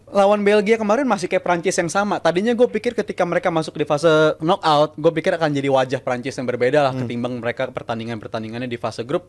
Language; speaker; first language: Indonesian; native; Indonesian